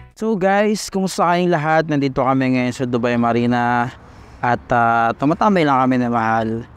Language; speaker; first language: Filipino; non-native, local second language; Hiligaynon